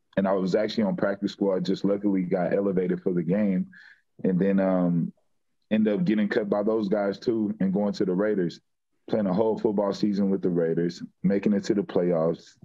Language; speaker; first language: English; native; English